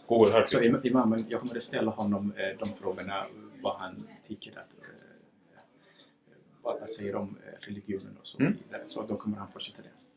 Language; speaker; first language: Swedish; non-native, fluent; Somali